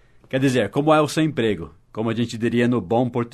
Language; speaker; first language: Portuguese; non-native, fluent; English